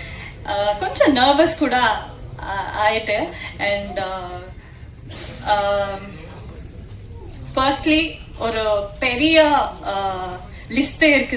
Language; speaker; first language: Tamil; non-native, learner; Kannada